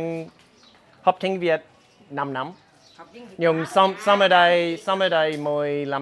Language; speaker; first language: Vietnamese; non-native, learner; English